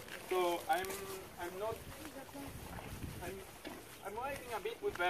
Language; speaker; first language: English; non-native, fluent; French